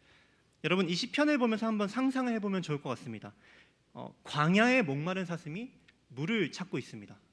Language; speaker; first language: Korean; native; Korean